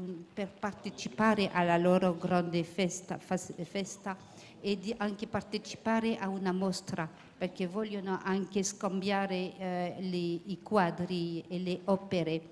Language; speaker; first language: Italian; early bilingual, heritage; French